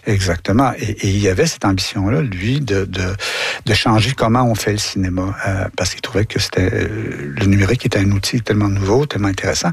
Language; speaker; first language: French; native; French